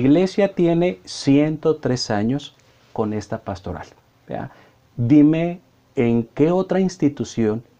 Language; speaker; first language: Spanish; native; Spanish